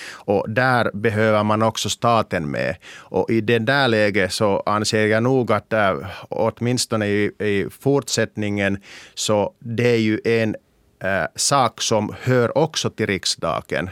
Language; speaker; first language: Swedish; non-native, local second language; Finnish